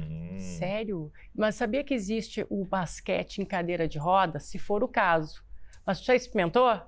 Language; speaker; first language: Portuguese; native; Portuguese